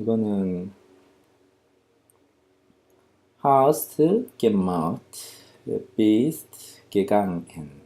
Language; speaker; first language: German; non-native, fluent; Korean